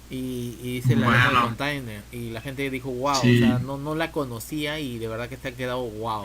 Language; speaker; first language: Spanish; native; Spanish